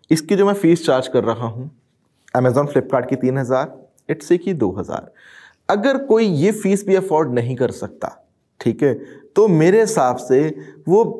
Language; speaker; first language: Hindi; native; Hindi